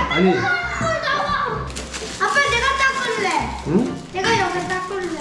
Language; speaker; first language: Korean; early bilingual, heritage; Korean